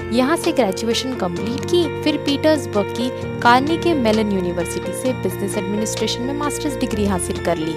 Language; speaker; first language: Hindi; native; Hindi